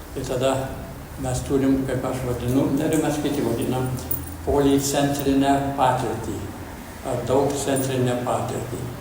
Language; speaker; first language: Lithuanian; early bilingual, heritage; Lithuanian